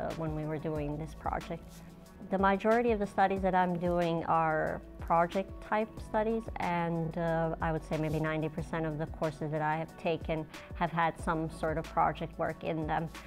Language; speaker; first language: English; non-native, fluent; Serbian